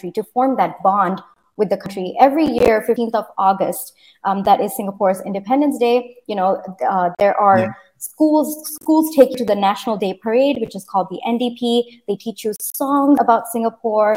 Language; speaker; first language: English; early bilingual, other home language; Kannada